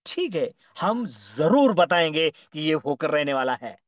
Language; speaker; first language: Hindi; non-native, local second language; Marathi